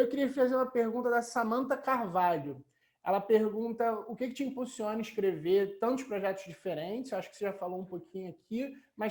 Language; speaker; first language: Portuguese; native; Portuguese